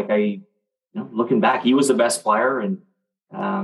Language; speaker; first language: English; non-native, fluent; French